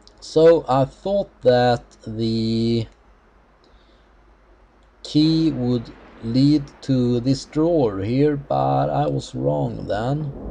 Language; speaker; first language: English; non-native, fluent; Swedish